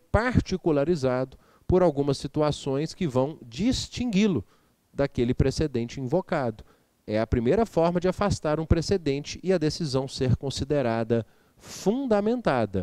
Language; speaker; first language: Portuguese; native; Portuguese